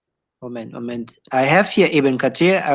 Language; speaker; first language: English; non-native, learner; German